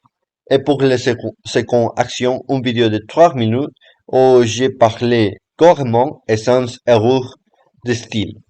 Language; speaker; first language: French; non-native, learner; Spanish